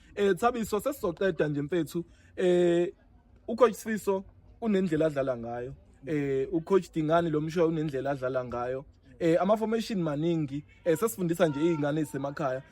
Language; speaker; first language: Zulu; native; Zulu